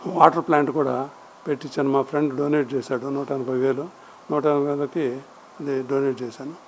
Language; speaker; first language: Telugu; native; Telugu